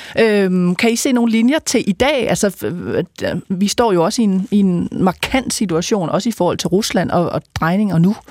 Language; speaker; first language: Danish; native; Danish